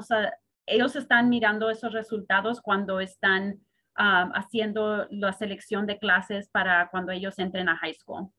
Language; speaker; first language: Spanish; early bilingual, heritage; Spanish